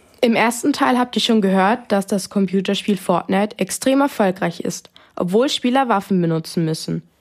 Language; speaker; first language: German; native; German